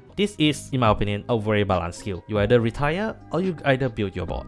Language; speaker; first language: English; non-native, fluent; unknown